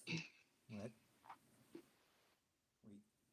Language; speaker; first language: English; non-native, learner; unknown